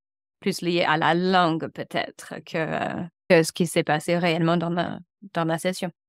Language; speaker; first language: French; non-native, fluent; English